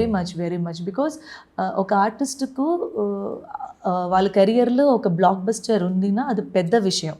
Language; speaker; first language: Telugu; non-native, learner; Malayalam